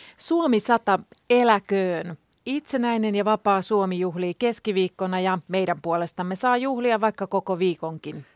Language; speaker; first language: Finnish; native; Finnish